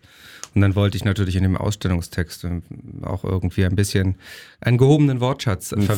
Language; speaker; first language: German; native; German